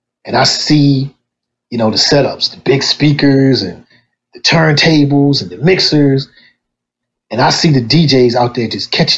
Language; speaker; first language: English; native; English